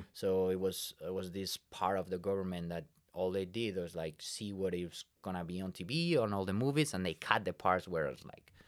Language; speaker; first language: English; non-native, fluent; Spanish